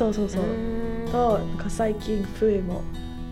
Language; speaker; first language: Japanese; non-native, learner; English